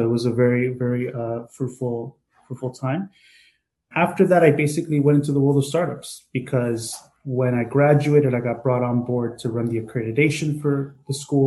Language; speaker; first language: English; native; English